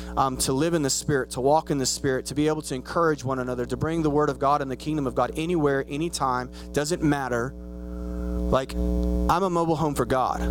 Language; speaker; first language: English; native; English